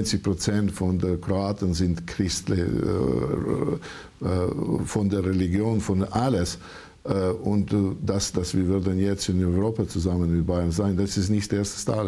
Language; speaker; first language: German; non-native, learner; Croatian